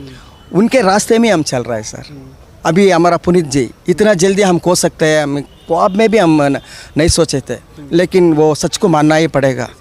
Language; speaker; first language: Hindi; non-native, local second language; Kannada